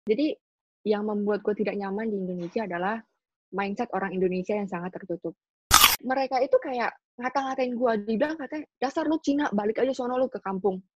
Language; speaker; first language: Indonesian; non-native, local second language; Hakka Chinese